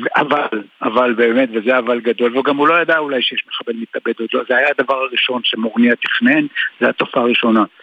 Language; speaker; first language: Hebrew; native; Hebrew